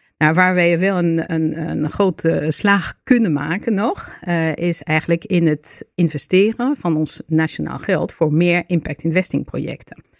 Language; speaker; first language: Dutch; non-native, fluent; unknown